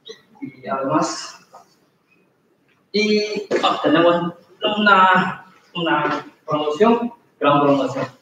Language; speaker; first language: Spanish; non-native, learner; Chinese